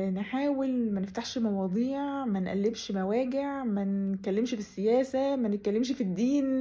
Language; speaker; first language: Arabic; native; Arabic